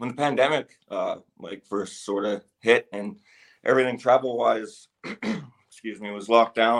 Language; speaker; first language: English; native; English